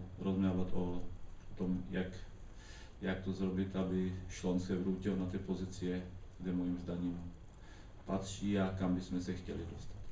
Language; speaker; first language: Polish; non-native, learner; Czech